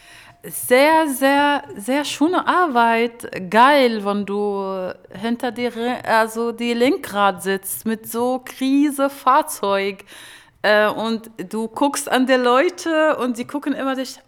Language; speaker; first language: German; non-native, learner; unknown